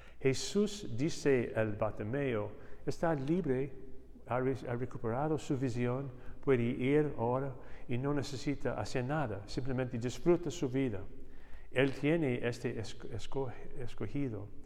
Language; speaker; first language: Spanish; non-native, learner; English